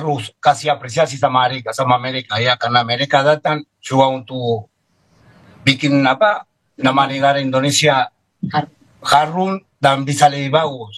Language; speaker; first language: Indonesian; non-native, fluent; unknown